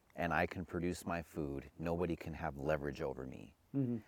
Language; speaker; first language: English; native; English